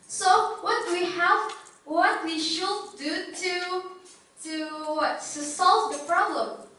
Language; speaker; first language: English; non-native, learner; Indonesian